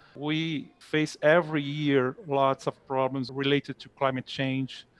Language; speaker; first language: English; non-native, fluent; Portuguese